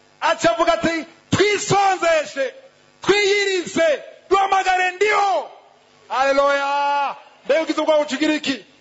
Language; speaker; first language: Rundi; native; Rundi